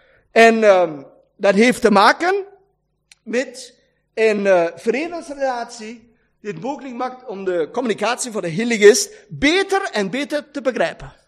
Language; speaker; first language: Dutch; non-native, fluent; German